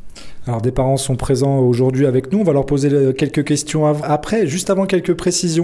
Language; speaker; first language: French; native; French